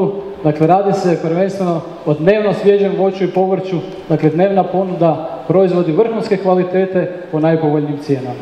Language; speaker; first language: Croatian; native; Croatian